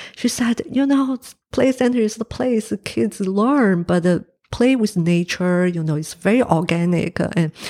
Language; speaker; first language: English; non-native, fluent; Chinese